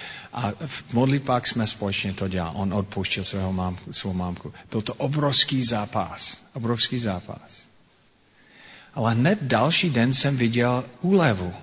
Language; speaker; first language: Czech; non-native, fluent; English